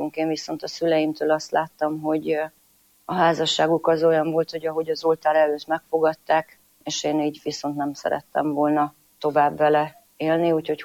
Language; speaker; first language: Hungarian; non-native, local second language; Croatian